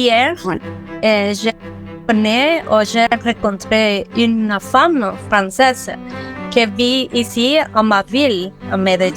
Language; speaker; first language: French; non-native, learner; Spanish